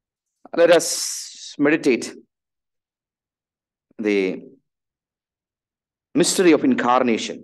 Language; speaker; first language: English; non-native, local second language; Malayalam